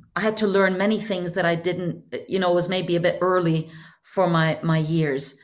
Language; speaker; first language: English; non-native, fluent; Norwegian